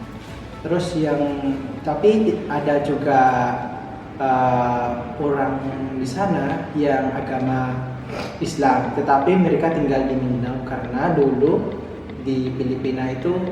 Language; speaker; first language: Indonesian; non-native, learner; Filipino